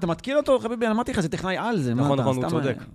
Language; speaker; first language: Hebrew; native; Hebrew